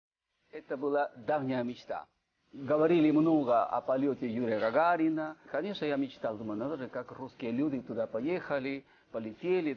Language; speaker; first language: Russian; non-native, fluent; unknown